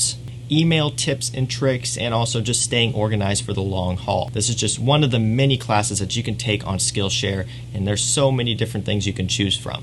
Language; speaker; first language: English; native; English